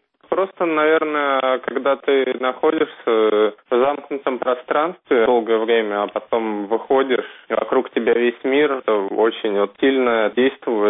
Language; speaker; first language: Russian; native; Russian